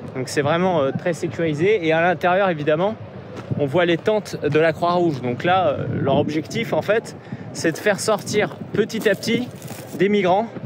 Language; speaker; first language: French; native; French